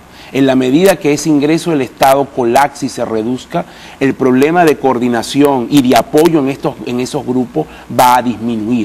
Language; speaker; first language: Spanish; native; Spanish